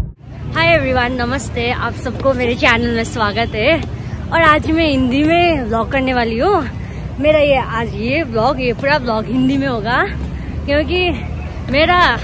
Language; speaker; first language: Hindi; non-native, local second language; Nepali